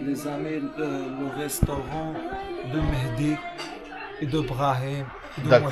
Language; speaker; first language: French; non-native, local second language; Arabic